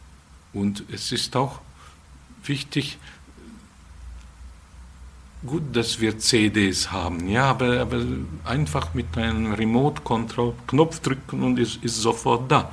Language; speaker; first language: German; non-native, fluent; Hungarian